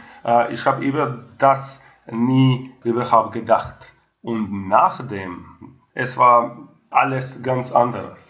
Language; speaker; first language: German; non-native, fluent; Croatian